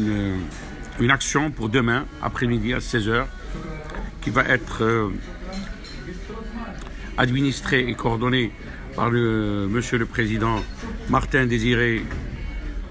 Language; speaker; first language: French; non-native, local second language; Arabic